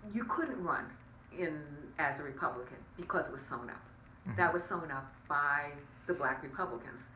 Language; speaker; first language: English; native; English